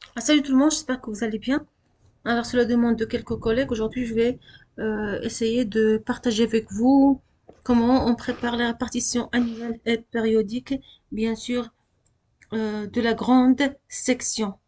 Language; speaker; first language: French; non-native, local second language; Arabic